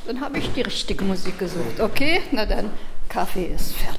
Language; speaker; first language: German; native; German